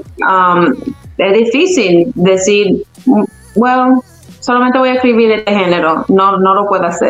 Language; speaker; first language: Spanish; early bilingual, other home language; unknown